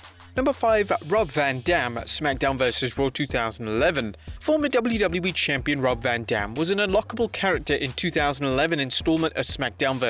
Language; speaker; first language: English; native; English